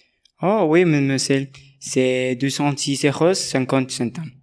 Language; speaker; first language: French; non-native, learner; Spanish